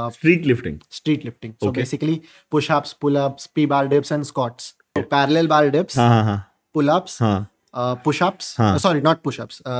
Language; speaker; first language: Hindi; non-native, local second language; Punjabi